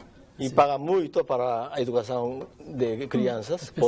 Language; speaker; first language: Portuguese; non-native, learner; Japanese